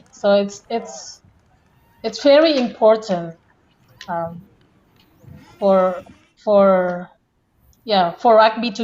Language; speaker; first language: English; non-native, fluent; Indonesian